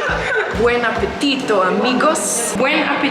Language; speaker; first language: Spanish; non-native, learner; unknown